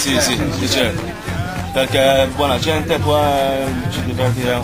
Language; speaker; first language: Italian; non-native, fluent; Maltese